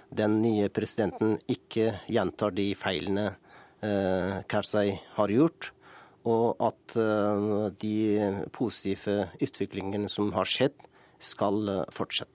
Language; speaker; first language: Norwegian; non-native, fluent; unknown